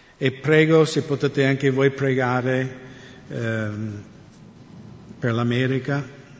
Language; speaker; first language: Italian; non-native, fluent; English